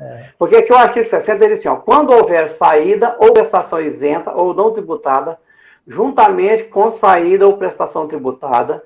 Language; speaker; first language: Portuguese; native; Portuguese